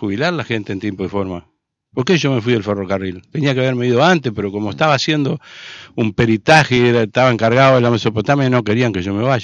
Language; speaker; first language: Spanish; native; Spanish